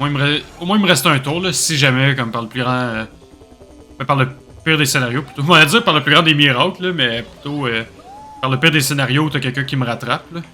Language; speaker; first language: French; native; French